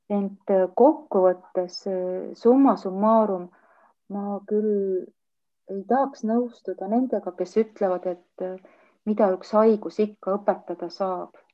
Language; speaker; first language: Estonian; native; Estonian